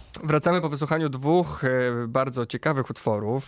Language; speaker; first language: Polish; native; Polish